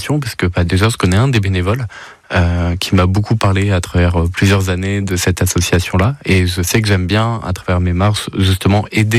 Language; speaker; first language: French; native; French